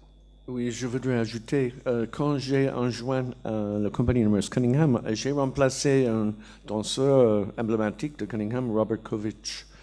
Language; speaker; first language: French; non-native, learner; English